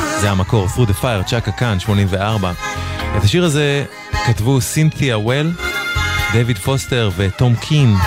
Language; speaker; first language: Hebrew; native; Hebrew